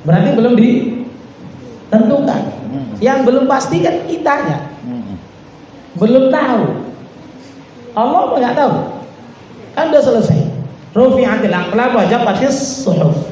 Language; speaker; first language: Indonesian; native; Indonesian